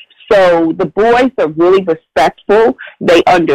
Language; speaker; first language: English; native; English